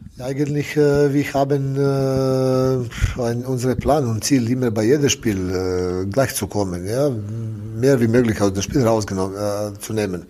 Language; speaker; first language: German; non-native, learner; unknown